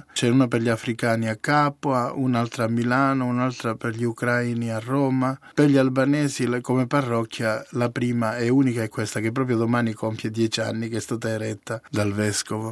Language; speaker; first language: Italian; native; Italian